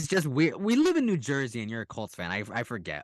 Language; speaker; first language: English; native; English